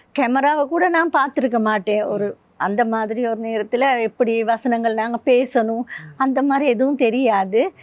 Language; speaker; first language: Tamil; native; Tamil